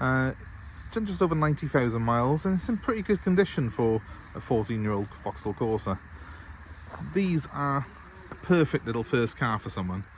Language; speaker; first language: English; native; English